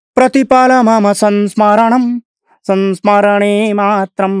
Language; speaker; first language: Hindi; native; Hindi